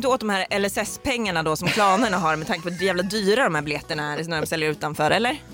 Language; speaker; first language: Swedish; native; Swedish